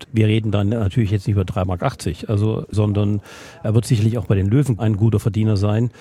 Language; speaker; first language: German; native; German